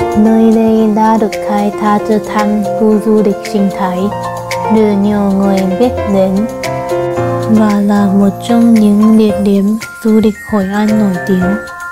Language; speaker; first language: Vietnamese; non-native, learner; Chinese